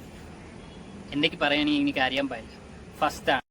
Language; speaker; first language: Malayalam; non-native, local second language; Assamese